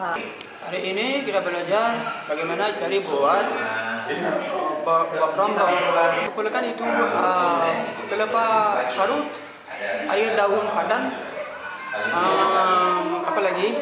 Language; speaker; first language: Indonesian; non-native, learner; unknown